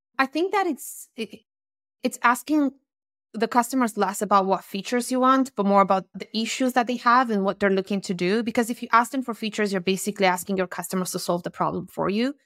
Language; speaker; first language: English; non-native, fluent; Romanian